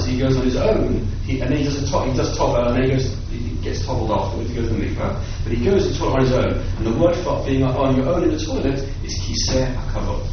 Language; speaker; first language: English; native; English